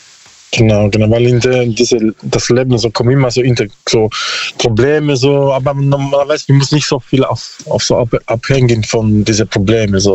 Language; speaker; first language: German; non-native, learner; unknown